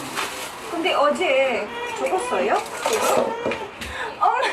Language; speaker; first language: Korean; non-native, learner; Filipino